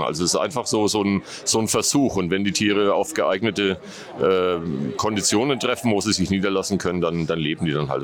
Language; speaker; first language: German; native; German